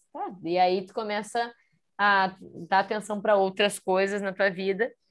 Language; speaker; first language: Portuguese; native; Portuguese